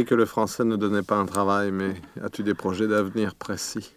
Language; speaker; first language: French; native; French